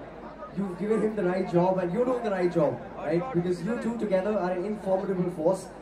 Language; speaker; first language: English; non-native, local second language; Hindi